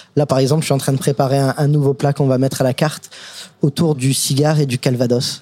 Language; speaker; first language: French; non-native, fluent; English